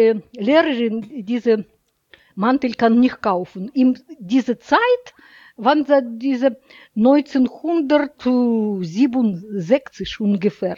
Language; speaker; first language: German; non-native, learner; Russian